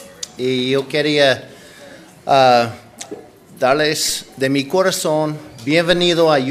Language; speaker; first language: Spanish; non-native, learner; English